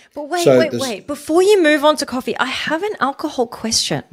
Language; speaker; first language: English; non-native, fluent; Arabic